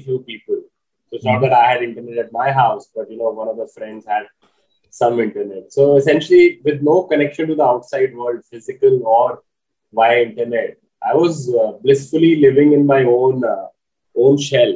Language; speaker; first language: English; non-native, local second language; Hindi